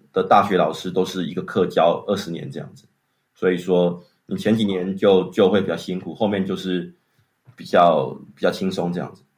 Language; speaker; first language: Chinese; native; Chinese